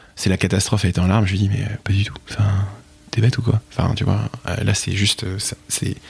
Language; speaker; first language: French; native; French